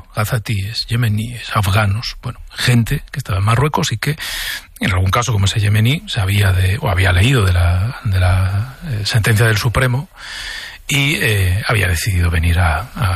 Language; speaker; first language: Spanish; native; Spanish